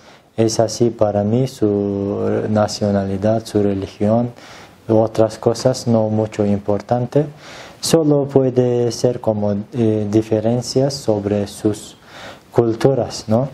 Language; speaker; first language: Spanish; non-native, learner; Turkish